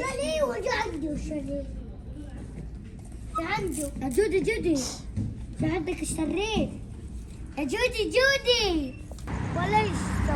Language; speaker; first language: Arabic; early bilingual, other home language; Hindi